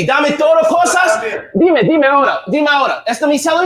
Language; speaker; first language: Spanish; non-native, learner; English